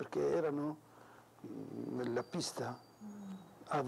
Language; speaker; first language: Italian; non-native, local second language; Arabic